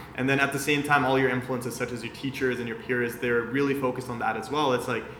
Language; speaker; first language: English; early bilingual, other home language; Persian